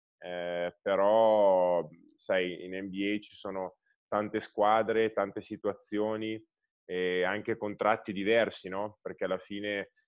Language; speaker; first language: Italian; native; Italian